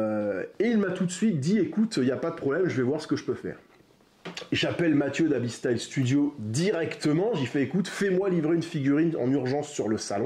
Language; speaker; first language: French; native; French